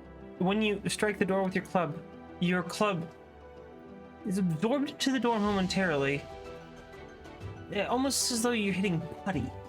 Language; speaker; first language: English; native; English